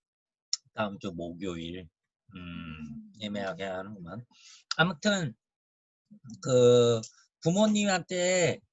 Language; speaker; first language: Korean; native; Korean